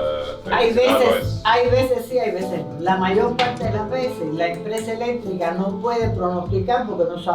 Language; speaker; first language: Spanish; native; Spanish